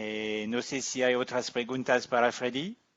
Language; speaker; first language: Spanish; non-native, learner; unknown